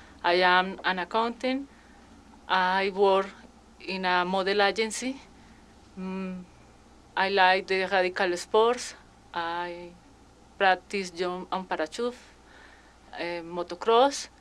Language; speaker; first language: English; non-native, learner; Spanish